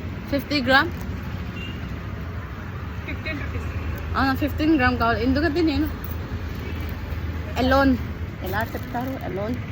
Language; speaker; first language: Telugu; non-native, learner; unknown